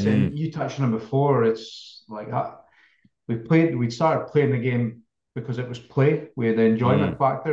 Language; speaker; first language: English; native; English